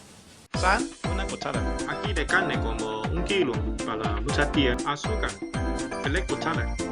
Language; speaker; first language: Spanish; non-native, learner; Chinese